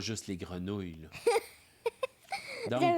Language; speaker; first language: French; native; French